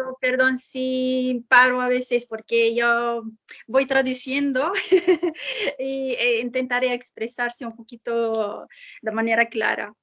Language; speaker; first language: Spanish; non-native, fluent; Arabic